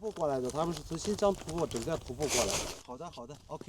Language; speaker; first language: Chinese; native; Chinese